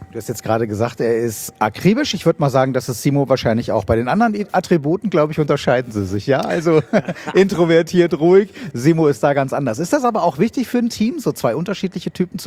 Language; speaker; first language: German; native; German